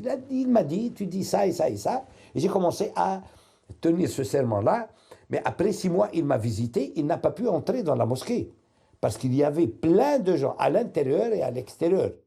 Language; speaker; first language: French; non-native, local second language; Arabic